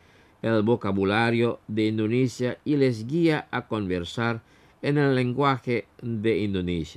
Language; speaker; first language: Spanish; non-native, fluent; Indonesian